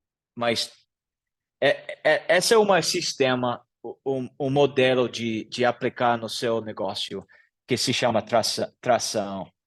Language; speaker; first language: Portuguese; non-native, learner; English